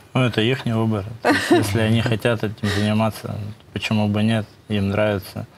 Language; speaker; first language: Russian; native; Russian